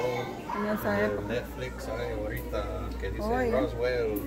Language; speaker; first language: Spanish; non-native, learner; English